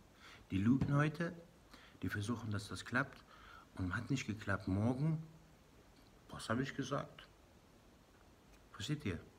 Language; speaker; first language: German; non-native, learner; Persian